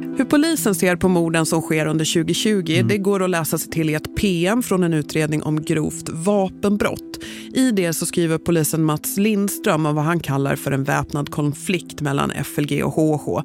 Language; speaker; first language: Swedish; native; Swedish